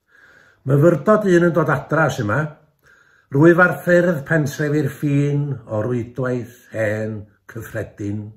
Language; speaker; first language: Welsh; native; Welsh